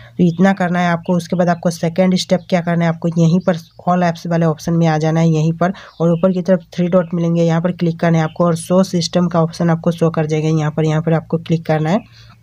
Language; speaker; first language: Hindi; native; Hindi